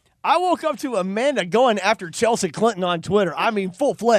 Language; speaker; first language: English; native; English